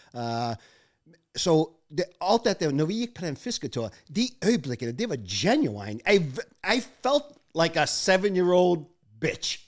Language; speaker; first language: Norwegian; non-native, fluent; English